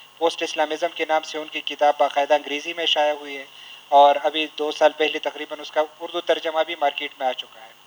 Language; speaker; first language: Urdu; non-native, local second language; Pashto